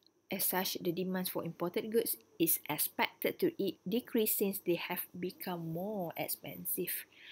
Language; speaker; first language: English; non-native, local second language; Malay